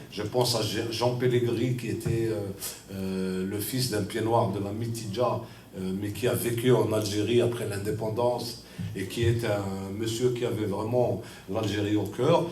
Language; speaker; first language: French; non-native, local second language; Kabyle